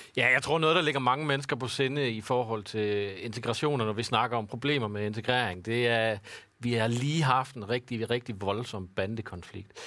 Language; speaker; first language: Danish; native; Danish